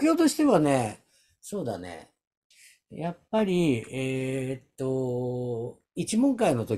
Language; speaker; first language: Japanese; native; Japanese